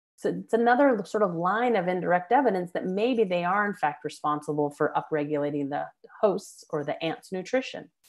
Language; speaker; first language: English; native; English